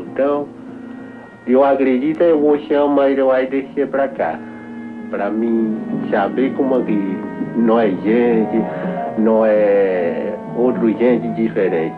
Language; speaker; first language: Portuguese; non-native, local second language; Kayapó